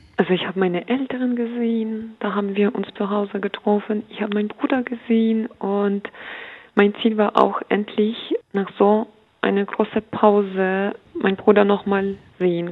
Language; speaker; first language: German; non-native, fluent; Ukrainian